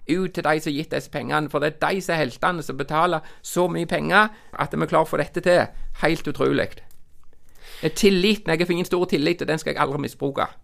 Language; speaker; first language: Norwegian; native; Norwegian